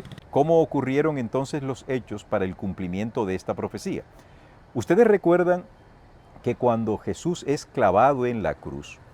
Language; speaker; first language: Spanish; native; Spanish